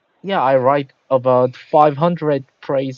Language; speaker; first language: English; non-native, learner; Korean